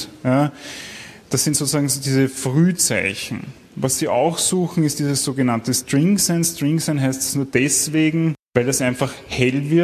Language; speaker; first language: German; native; German